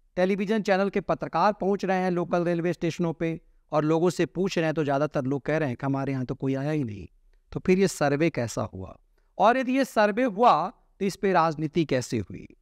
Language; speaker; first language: Hindi; native; Hindi